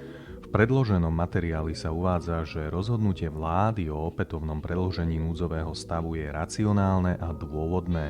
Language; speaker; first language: Slovak; native; Slovak